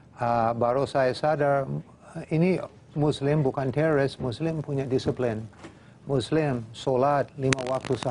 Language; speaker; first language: Indonesian; non-native, fluent; English